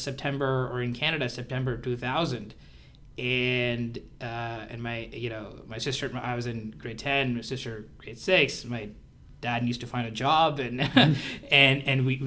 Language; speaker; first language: English; non-native, local second language; Hindi